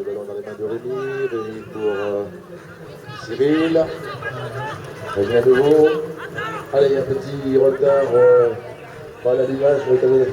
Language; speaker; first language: French; native; French